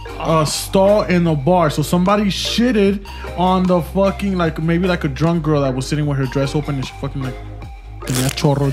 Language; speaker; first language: English; early bilingual, other home language; Spanish